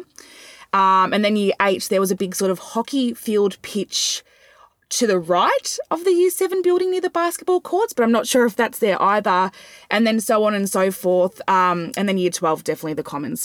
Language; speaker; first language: English; native; English